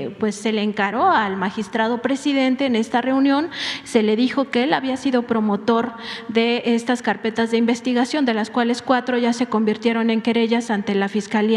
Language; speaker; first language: Spanish; native; Spanish